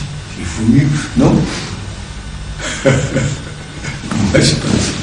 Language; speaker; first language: French; non-native, learner; Japanese